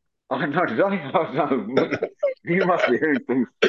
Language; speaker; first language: English; native; English